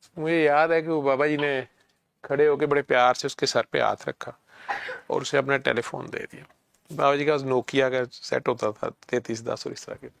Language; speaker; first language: Urdu; native; Urdu